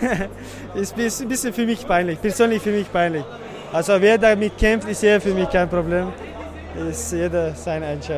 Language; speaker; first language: German; non-native, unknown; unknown